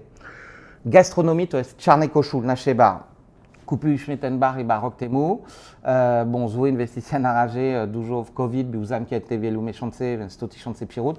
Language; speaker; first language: Polish; non-native, learner; French